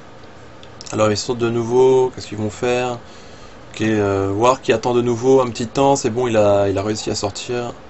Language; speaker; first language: French; native; French